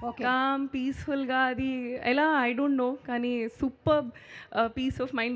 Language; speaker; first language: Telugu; non-native, local second language; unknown